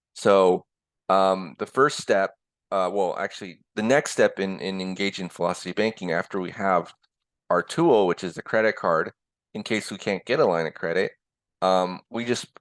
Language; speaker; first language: English; early bilingual, other home language; Korean